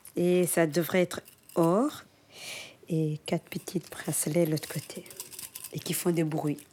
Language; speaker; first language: French; early bilingual, other home language; Somali